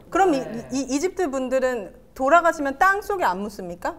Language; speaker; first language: Korean; native; Korean